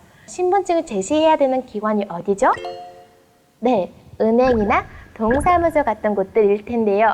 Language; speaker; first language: Korean; non-native, fluent; Mongolian